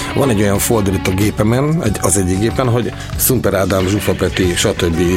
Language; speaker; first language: Hungarian; native; Hungarian